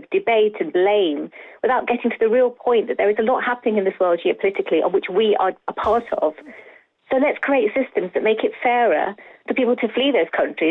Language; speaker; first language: English; native; English